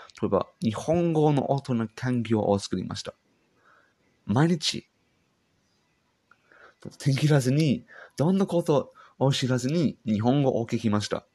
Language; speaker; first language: Japanese; non-native, learner; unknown